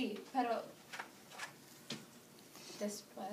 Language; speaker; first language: Spanish; non-native, learner; English